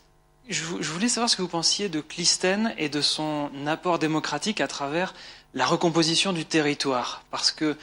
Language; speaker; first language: French; native; French